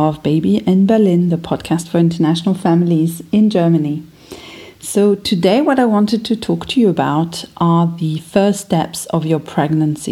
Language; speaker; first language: English; non-native, fluent; French